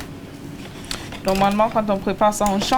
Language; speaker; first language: French; non-native, learner; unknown